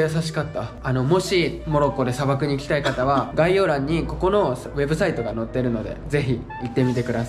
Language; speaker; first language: Japanese; native; Japanese